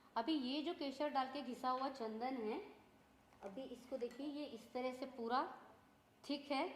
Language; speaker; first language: Hindi; non-native, local second language; Marathi